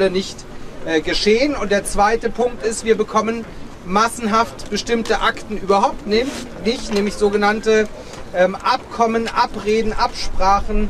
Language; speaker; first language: German; native; German